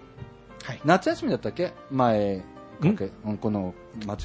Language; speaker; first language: Japanese; native; Japanese